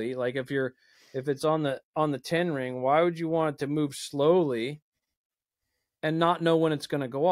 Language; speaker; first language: English; native; English